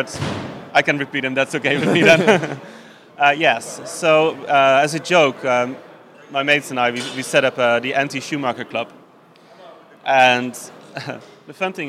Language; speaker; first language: English; non-native, fluent; Dutch